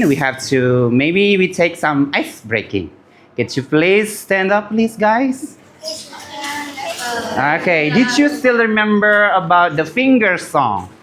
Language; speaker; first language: English; non-native, learner; Indonesian